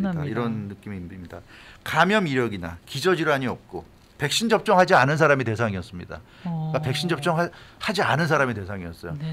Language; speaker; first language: Korean; native; Korean